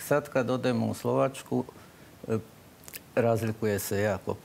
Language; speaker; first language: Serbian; non-native, local second language; Slovak